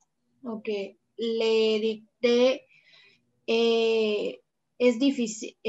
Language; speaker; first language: French; non-native, learner; Spanish